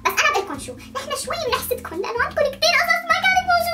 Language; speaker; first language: Arabic; native; Arabic